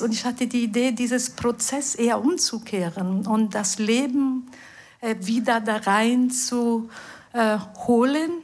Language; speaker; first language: German; non-native, fluent; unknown